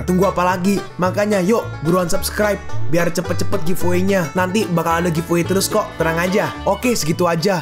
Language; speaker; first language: Indonesian; native; Indonesian